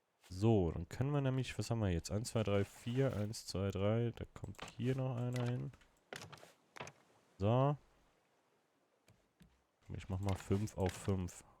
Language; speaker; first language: German; native; German